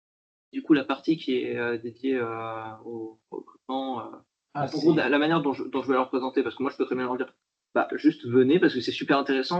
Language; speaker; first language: French; native; French